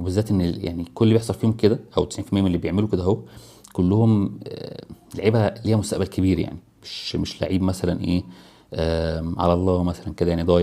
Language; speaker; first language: Arabic; native; Arabic